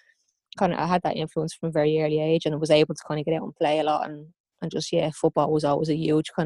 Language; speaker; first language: English; native; English